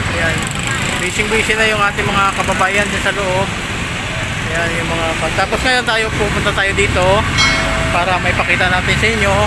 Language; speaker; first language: Filipino; native; Filipino